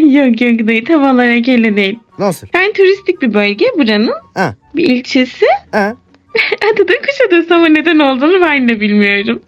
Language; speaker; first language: Turkish; native; Turkish